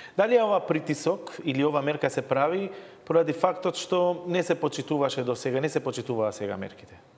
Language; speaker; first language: Macedonian; non-native, local second language; Albanian